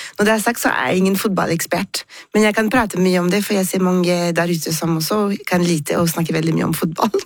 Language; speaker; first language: Norwegian; non-native, fluent; French